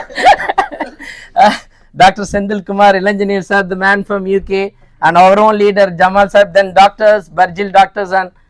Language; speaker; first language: English; non-native, local second language; Tamil